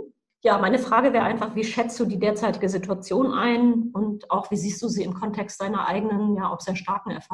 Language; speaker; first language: German; native; German